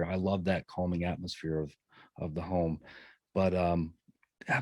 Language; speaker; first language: English; native; English